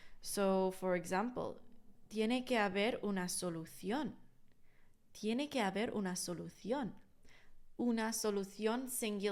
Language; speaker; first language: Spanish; non-native, fluent; English